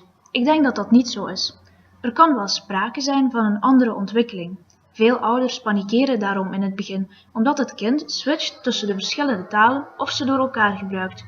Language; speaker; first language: Dutch; native; Dutch